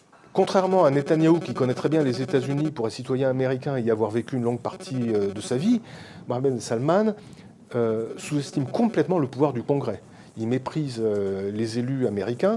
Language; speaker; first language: French; native; French